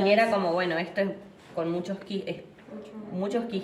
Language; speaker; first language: Spanish; native; Spanish